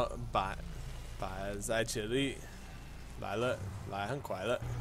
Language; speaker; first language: Chinese; non-native, learner; English